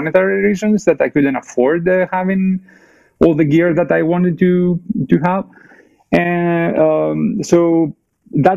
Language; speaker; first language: English; non-native, fluent; Greek